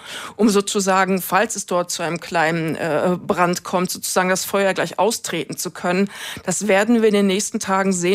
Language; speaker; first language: German; native; German